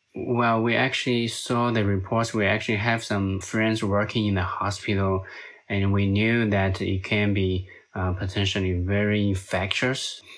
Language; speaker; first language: English; non-native, fluent; Chinese